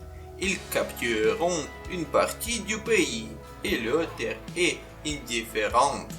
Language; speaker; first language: French; non-native, fluent; Ukrainian